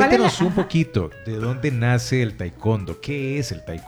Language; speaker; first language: Spanish; native; Spanish